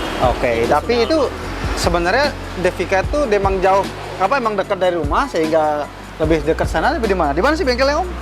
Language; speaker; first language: Indonesian; native; Indonesian